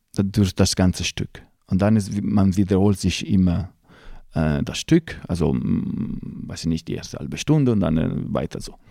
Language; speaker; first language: German; non-native, fluent; Italian